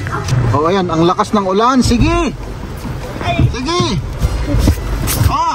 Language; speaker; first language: Filipino; non-native, local second language; Iloko